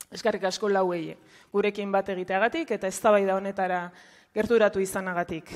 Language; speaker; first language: Basque; native; Basque